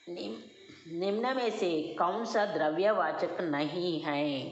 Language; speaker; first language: Hindi; non-native, local second language; Telugu